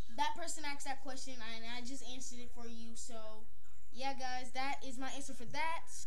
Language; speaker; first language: English; native; English